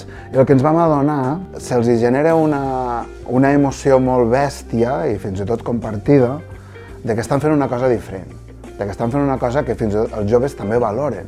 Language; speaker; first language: Catalan; native; Catalan